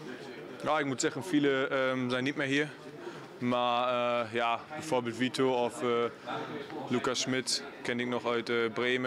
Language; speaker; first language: Dutch; non-native, learner; German